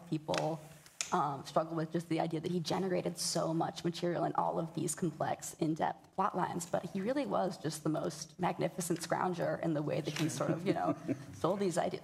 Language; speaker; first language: English; native; English